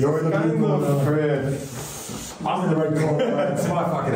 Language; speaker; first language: English; native; English